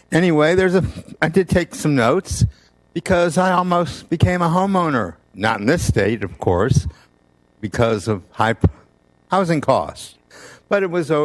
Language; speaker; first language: English; native; English